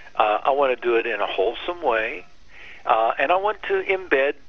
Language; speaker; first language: English; native; English